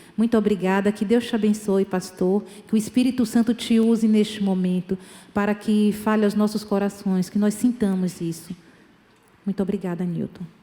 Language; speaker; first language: Portuguese; native; Portuguese